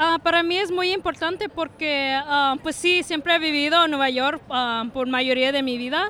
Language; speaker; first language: Spanish; early bilingual, heritage; Spanish